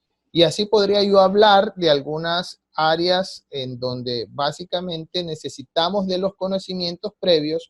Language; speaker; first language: Spanish; native; Spanish